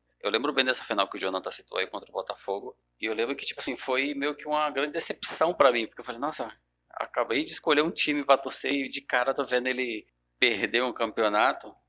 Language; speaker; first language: Portuguese; native; Portuguese